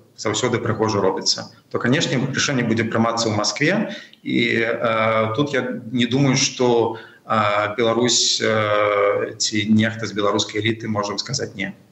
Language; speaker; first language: Belarusian; non-native, local second language; Russian